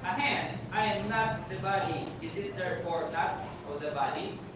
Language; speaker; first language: English; non-native, local second language; Filipino